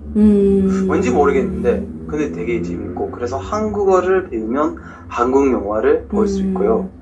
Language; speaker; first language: Korean; non-native, fluent; English